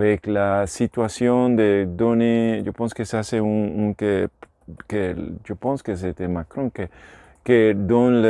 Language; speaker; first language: French; non-native, learner; Spanish